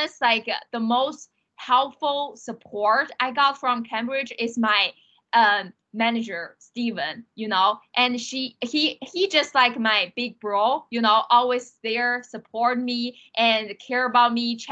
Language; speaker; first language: English; non-native, fluent; Chinese